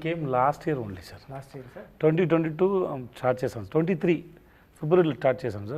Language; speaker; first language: Telugu; non-native, local second language; Tamil